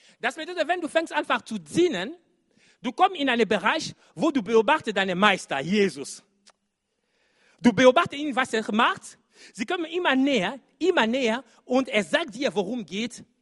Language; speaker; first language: German; non-native, fluent; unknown